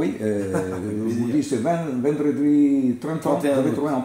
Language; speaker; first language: French; non-native, learner; Italian